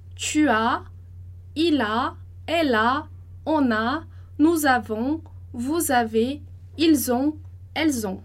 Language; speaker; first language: French; non-native, fluent; Portuguese